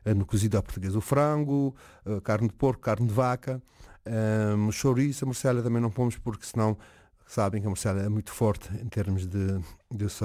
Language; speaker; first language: Portuguese; non-native, local second language; Kabuverdianu